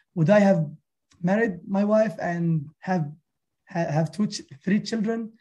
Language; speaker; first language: English; non-native, fluent; Arabic